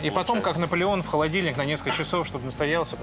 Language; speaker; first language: Russian; native; Russian